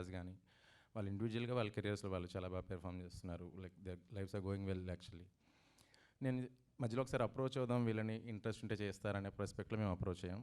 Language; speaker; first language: Telugu; native; Telugu